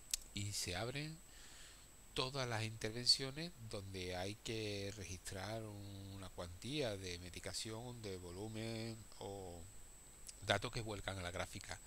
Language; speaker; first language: Spanish; native; Spanish